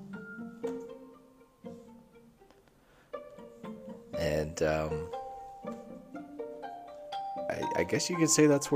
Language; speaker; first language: English; native; English